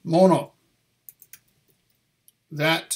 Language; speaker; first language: Japanese; non-native, learner; English